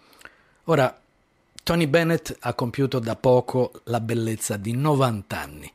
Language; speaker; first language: Italian; native; Italian